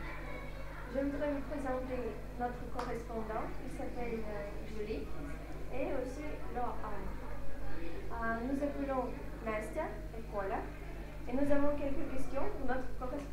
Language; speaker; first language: French; non-native, learner; Russian